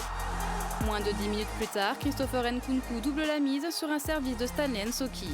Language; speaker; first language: French; native; French